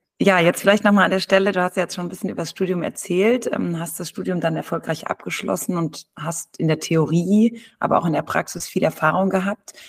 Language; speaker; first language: German; native; German